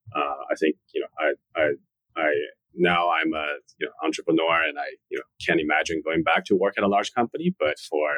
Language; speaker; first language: English; non-native, fluent; Chinese